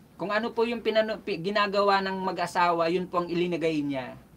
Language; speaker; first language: Filipino; non-native, local second language; Bikol